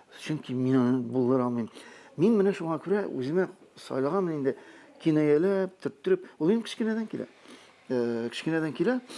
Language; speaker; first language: Tatar; native; Tatar